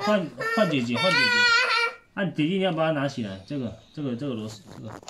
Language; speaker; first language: Chinese; native; Chinese